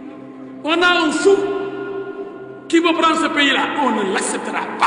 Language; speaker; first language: French; non-native, local second language; Wolof